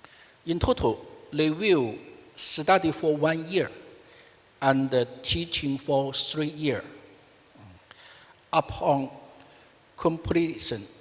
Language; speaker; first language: English; non-native, fluent; Chinese